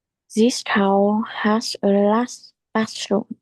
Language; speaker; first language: English; non-native, learner; Chinese